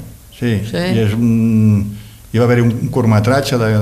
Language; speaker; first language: Catalan; native; Catalan